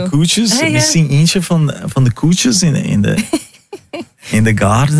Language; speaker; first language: Dutch; non-native, fluent; Portuguese